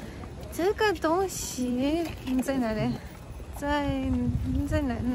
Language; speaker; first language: Chinese; non-native, learner; Russian